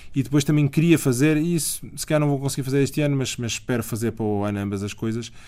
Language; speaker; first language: Portuguese; native; Portuguese